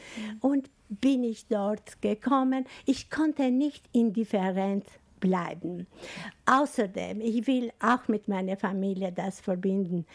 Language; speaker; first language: German; non-native, learner; Albanian